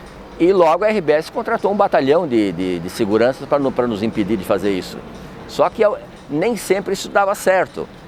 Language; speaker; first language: Portuguese; native; Portuguese